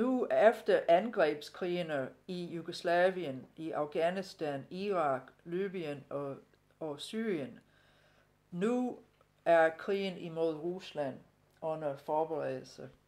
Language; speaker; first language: Danish; non-native, fluent; English